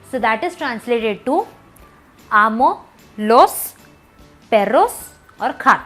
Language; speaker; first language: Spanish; non-native, learner; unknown